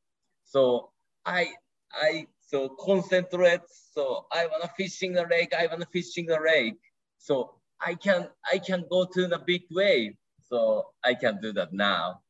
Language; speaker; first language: English; non-native, learner; Japanese